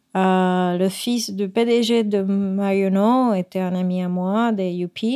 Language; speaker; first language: French; non-native, fluent; Spanish